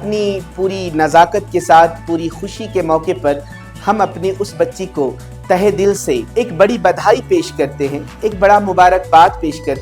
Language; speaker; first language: Hindi; native; Hindi